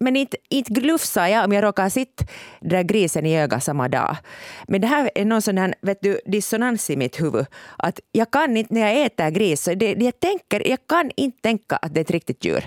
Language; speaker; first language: Swedish; native; Swedish